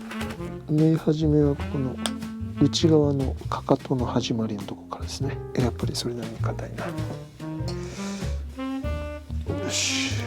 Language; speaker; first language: Japanese; native; Japanese